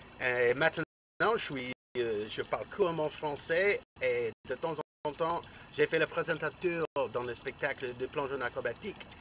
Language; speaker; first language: French; non-native, fluent; English